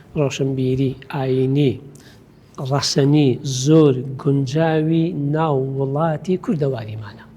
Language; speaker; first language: Central Kurdish; native; Central Kurdish